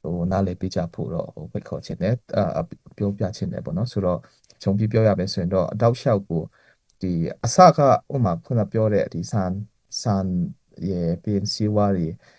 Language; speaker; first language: Burmese; non-native, local second language; Hakha Chin